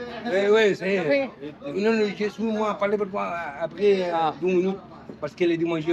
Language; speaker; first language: French; non-native, learner; Arabic